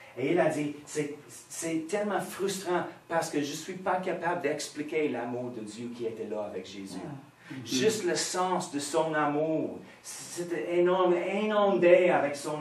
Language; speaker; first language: French; non-native, fluent; English